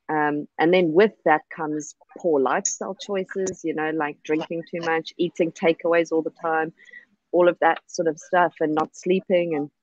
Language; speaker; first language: English; native; English